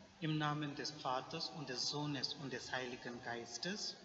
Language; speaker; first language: German; non-native, learner; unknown